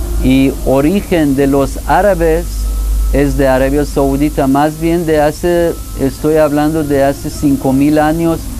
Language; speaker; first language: Spanish; non-native, fluent; Persian